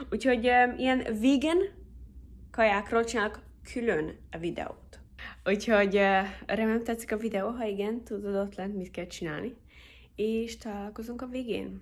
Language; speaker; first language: Hungarian; non-native, fluent; English